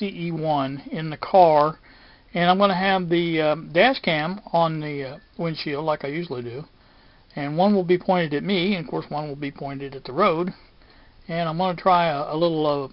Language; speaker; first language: English; native; English